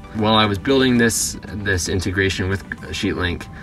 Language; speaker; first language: English; native; English